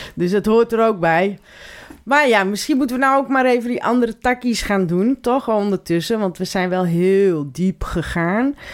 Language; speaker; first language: Dutch; early bilingual, other home language; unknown